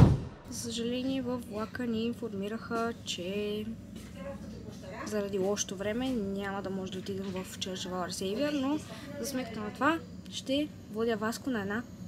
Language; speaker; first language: Bulgarian; native; Bulgarian